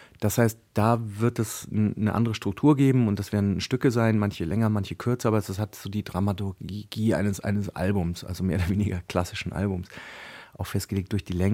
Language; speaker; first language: German; native; German